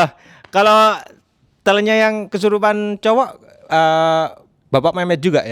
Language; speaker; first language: Indonesian; native; Indonesian